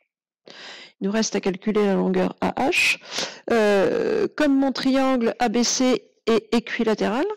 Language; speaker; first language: French; native; French